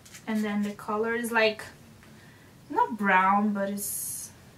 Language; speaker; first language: English; non-native, learner; Portuguese